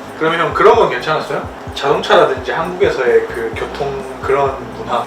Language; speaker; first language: Korean; native; Korean